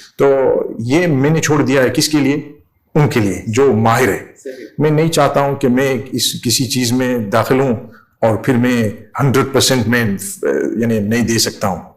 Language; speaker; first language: Urdu; non-native, fluent; English